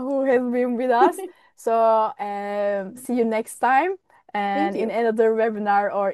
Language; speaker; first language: English; non-native, fluent; Turkish